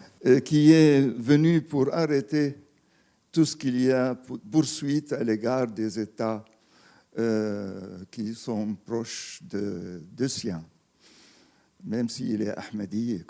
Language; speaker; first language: French; non-native, fluent; Arabic